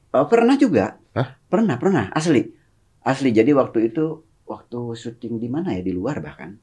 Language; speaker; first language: Indonesian; non-native, local second language; Sundanese